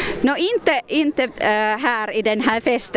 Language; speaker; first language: Swedish; non-native, local second language; Finnish